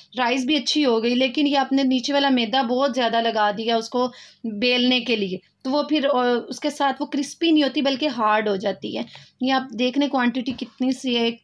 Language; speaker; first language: Urdu; native; Urdu